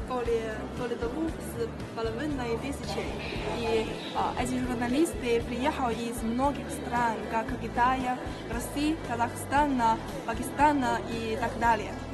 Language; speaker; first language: Russian; non-native, learner; Chinese